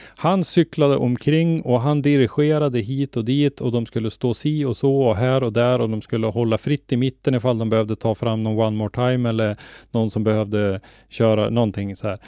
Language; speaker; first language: Swedish; native; Swedish